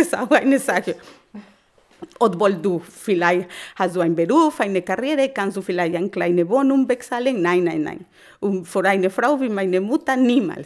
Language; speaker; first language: German; non-native, learner; Spanish